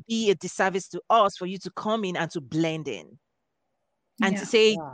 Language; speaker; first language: English; non-native, local second language; Yoruba